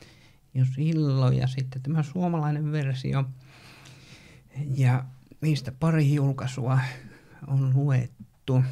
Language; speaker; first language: Finnish; native; Finnish